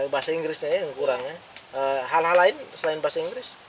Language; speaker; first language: Indonesian; native; Indonesian